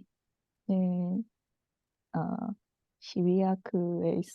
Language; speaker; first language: Korean; non-native, learner; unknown